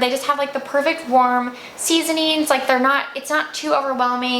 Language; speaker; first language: English; native; English